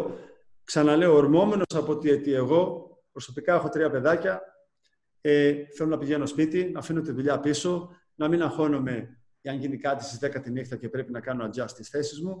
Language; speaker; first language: Greek; native; Greek